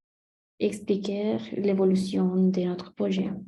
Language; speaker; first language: French; non-native, learner; Spanish